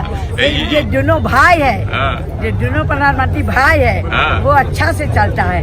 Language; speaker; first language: Hindi; early bilingual, heritage; Bhojpuri